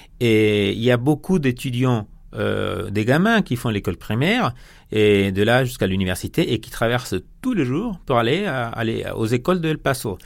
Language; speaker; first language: French; non-native, fluent; Spanish